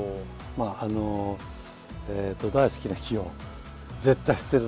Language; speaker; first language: Japanese; native; Japanese